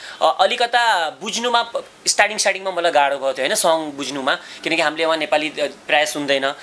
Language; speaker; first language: Nepali; early bilingual, heritage; Nepali